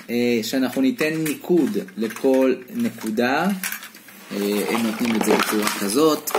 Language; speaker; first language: Hebrew; native; Hebrew